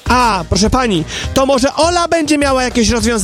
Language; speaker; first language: Polish; native; Polish